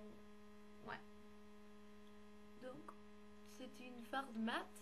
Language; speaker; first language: French; non-native, learner; English